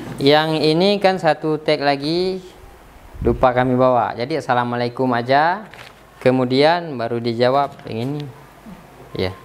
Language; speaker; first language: Malay; non-native, local second language; Achinese